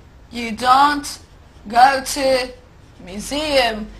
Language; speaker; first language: English; non-native, fluent; Turkish